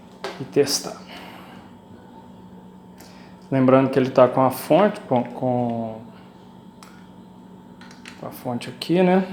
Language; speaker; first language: Portuguese; native; Portuguese